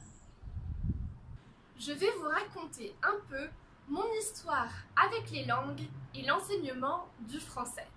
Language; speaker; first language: French; native; French